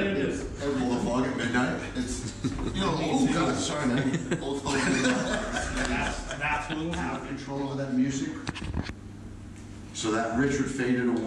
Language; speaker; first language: English; native; English